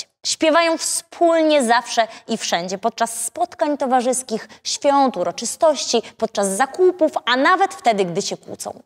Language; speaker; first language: Polish; native; Polish